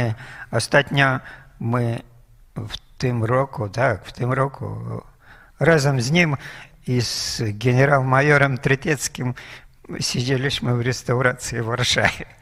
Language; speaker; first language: Polish; non-native, fluent; Russian